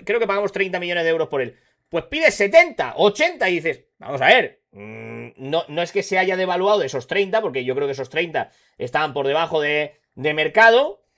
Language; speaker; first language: Spanish; native; Spanish